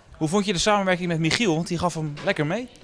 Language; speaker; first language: Dutch; native; Dutch